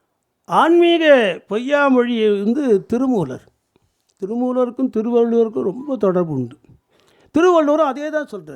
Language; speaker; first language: Tamil; native; Tamil